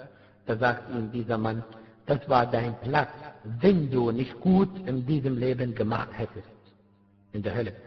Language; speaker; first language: German; non-native, fluent; Arabic